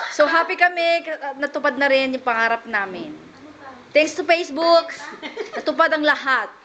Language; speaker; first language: Filipino; native; Filipino